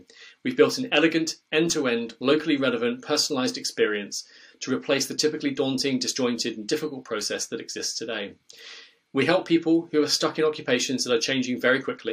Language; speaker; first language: English; native; English